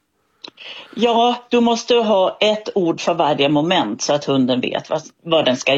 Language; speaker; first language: Swedish; native; Swedish